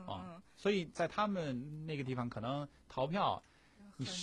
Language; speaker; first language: Chinese; native; Chinese